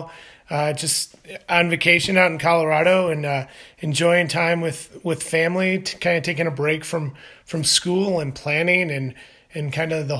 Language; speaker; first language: English; native; English